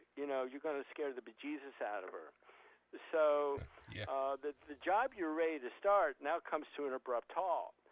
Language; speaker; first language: English; native; English